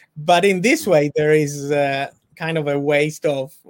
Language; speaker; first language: English; non-native, fluent; Italian